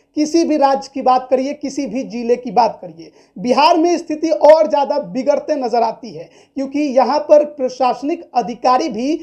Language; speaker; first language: Hindi; native; Hindi